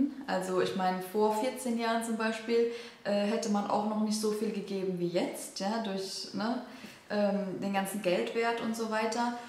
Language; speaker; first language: German; native; German